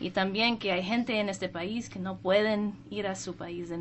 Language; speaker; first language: Spanish; non-native, fluent; English